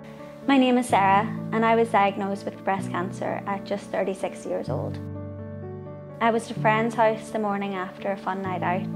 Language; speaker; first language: English; native; English